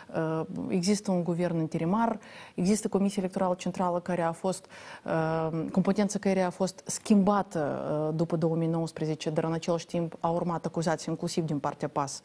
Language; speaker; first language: Romanian; native; Romanian